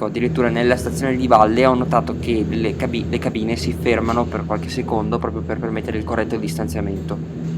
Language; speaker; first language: Italian; native; Italian